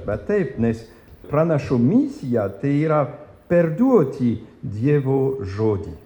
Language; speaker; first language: Lithuanian; non-native, fluent; French